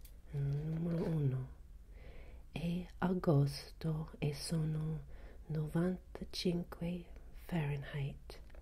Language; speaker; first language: Italian; non-native, learner; English